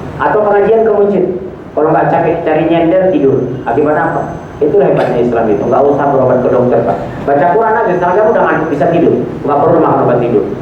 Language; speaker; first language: Indonesian; native; Indonesian